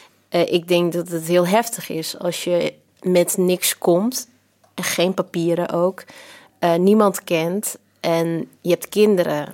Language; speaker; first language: Dutch; early bilingual, other home language; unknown